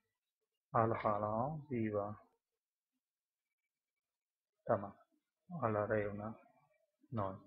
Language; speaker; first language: Finnish; non-native, learner; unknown